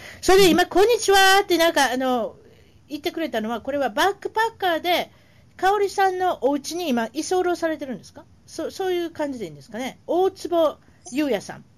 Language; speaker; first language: Japanese; native; Japanese